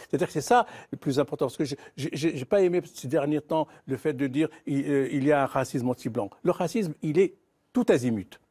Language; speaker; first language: French; non-native, local second language; Arabic